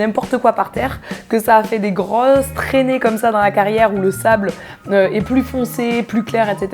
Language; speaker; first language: French; native; French